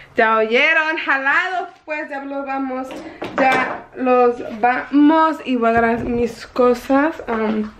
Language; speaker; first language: Spanish; early bilingual, heritage; Spanish